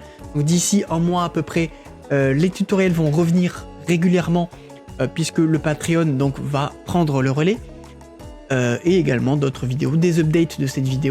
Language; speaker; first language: French; native; French